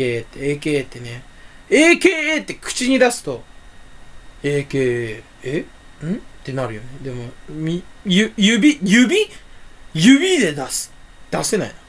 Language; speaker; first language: Japanese; native; Japanese